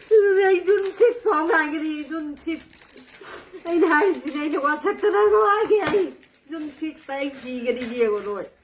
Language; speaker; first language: Manipuri; native; Manipuri